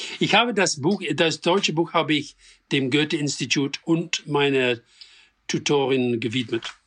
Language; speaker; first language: German; non-native, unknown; English